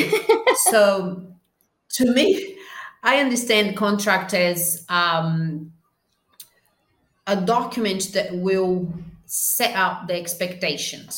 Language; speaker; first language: English; non-native, fluent; Portuguese